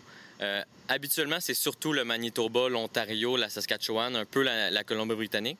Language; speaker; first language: French; native; French